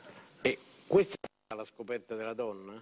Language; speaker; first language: Italian; native; Italian